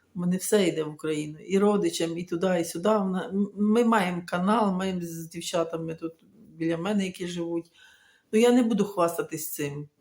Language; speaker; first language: Ukrainian; native; Ukrainian